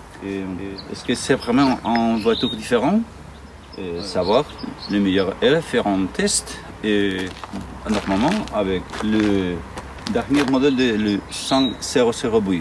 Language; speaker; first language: French; non-native, learner; Spanish